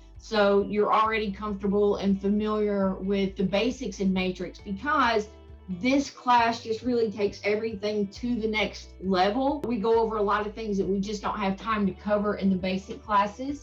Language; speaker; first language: English; native; English